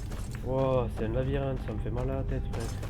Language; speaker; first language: French; native; French